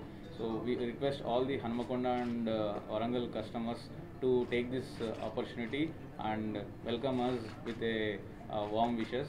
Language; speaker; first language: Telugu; native; Telugu